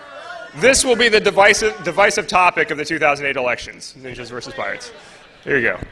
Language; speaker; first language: English; native; English